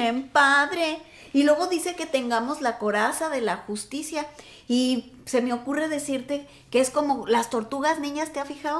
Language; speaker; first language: Spanish; native; Spanish